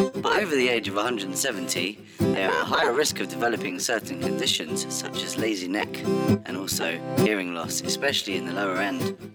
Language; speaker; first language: English; native; English